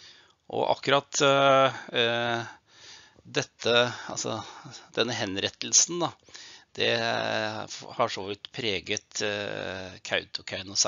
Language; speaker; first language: Norwegian; native; Norwegian